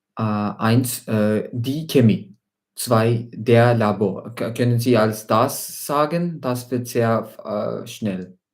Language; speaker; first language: German; non-native, learner; Malayalam